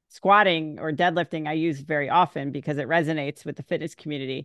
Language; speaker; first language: English; native; English